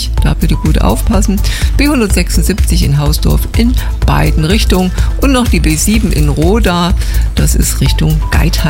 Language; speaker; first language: German; native; German